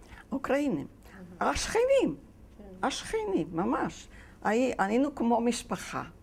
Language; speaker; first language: Hebrew; non-native, fluent; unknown